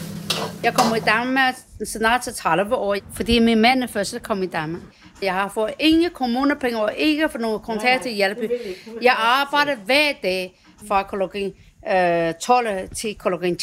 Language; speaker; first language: Danish; non-native, learner; Chinese